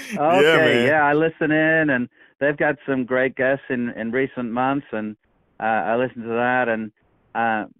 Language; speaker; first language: English; native; English